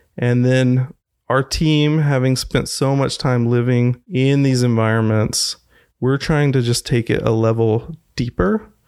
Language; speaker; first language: English; native; English